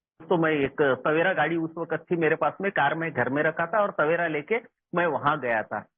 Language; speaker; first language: Hindi; non-native, local second language; Marathi